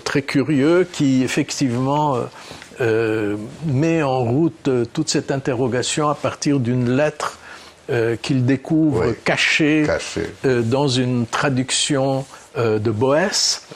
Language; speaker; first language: French; early bilingual, other home language; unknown